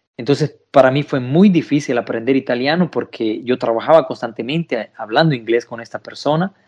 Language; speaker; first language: Spanish; native; Spanish